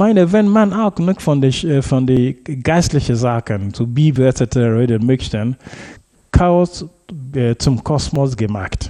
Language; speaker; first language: German; non-native, fluent; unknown